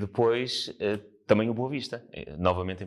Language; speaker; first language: Portuguese; native; Portuguese